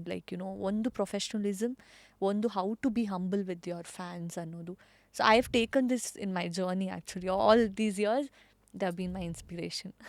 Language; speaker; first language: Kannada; non-native, local second language; Tulu